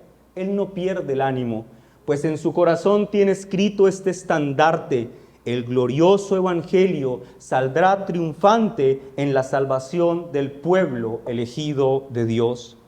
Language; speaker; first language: Spanish; native; Spanish